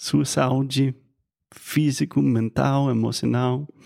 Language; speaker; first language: Portuguese; non-native, fluent; English